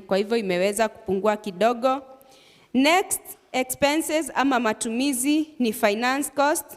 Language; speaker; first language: Swahili; non-native, local second language; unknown